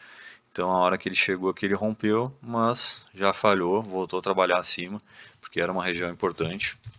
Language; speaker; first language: Portuguese; native; Portuguese